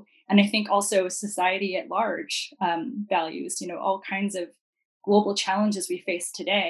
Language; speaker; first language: English; native; English